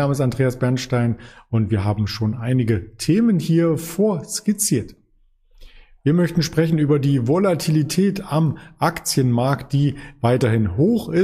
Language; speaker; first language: German; native; German